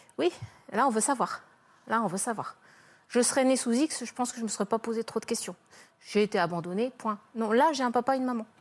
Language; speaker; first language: French; native; French